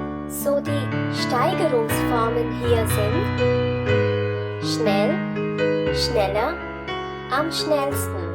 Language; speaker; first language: German; non-native, fluent; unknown